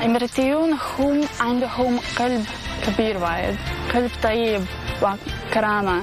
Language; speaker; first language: Arabic; non-native, learner; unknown